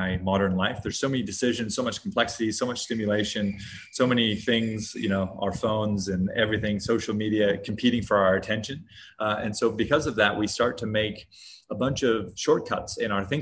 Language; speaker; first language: English; native; English